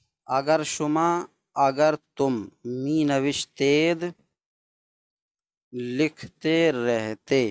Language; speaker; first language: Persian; non-native, fluent; Urdu